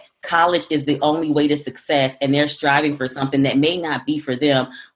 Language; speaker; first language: English; native; English